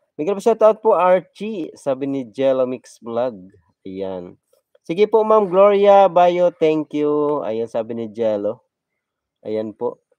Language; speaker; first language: Filipino; non-native, local second language; Cebuano